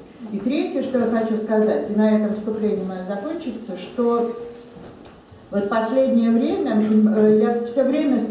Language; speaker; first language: Russian; native; Russian